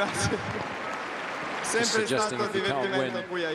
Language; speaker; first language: Italian; non-native, learner; Spanish